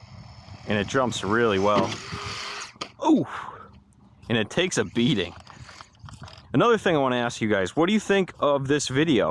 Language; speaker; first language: English; native; English